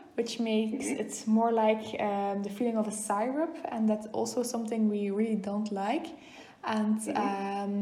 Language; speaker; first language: English; non-native, fluent; Dutch